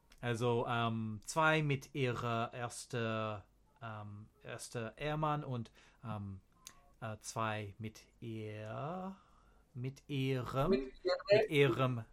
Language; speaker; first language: German; non-native, learner; English